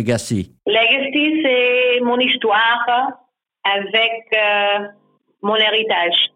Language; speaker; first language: French; non-native, learner; English